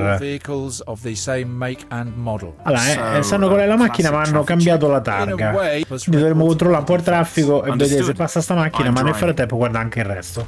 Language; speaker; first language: Italian; native; Italian